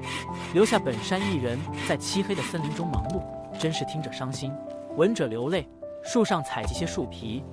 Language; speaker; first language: Chinese; native; Chinese